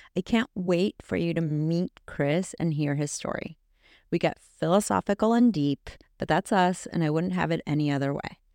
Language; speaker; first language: English; non-native, fluent; Spanish